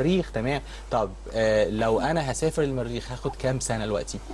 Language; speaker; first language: Arabic; native; Arabic